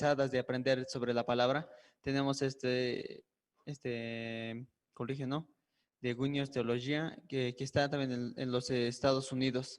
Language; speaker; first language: Spanish; native; Spanish